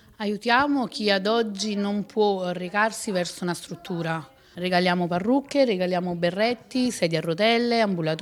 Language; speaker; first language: Italian; native; Italian